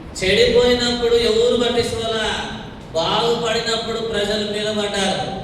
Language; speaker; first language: Telugu; non-native, local second language; Tamil